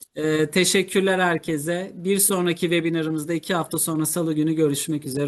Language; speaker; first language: Turkish; native; Turkish